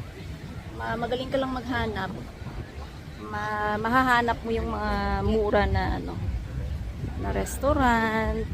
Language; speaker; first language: Filipino; non-native, local second language; Hiligaynon